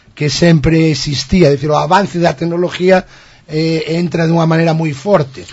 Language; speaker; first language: Portuguese; non-native, fluent; Spanish